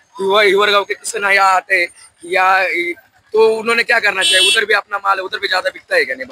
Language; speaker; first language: Hindi; non-native, local second language; Marathi